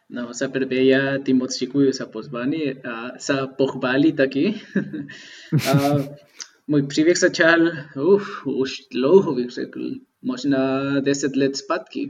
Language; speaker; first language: Czech; non-native, fluent; Spanish